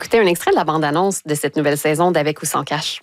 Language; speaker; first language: French; native; French